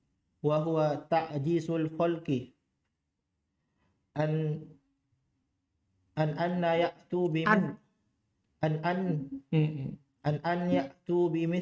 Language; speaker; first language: Arabic; non-native, learner; Indonesian